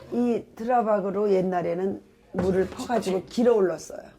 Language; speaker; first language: Korean; native; Korean